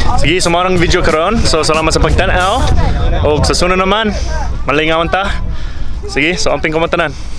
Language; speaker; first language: Cebuano; non-native, fluent; English